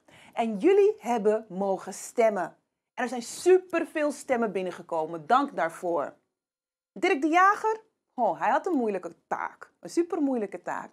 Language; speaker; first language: Dutch; native; Dutch